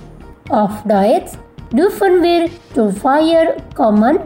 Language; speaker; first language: German; non-native, fluent; Indonesian